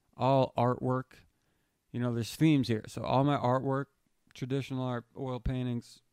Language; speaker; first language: English; native; English